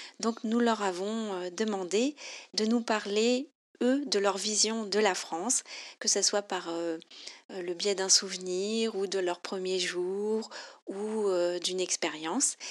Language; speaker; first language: French; native; French